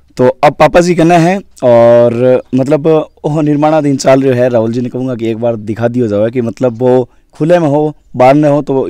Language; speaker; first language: Hindi; native; Hindi